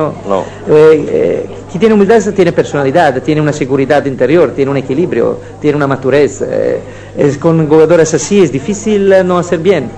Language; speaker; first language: Spanish; non-native, fluent; Italian